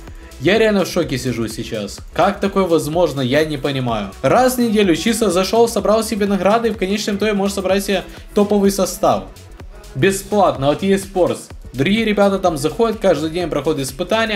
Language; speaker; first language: Russian; native; Russian